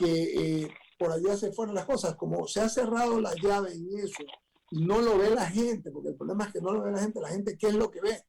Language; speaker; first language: Spanish; native; Spanish